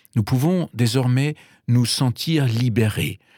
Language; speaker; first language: French; non-native, fluent; German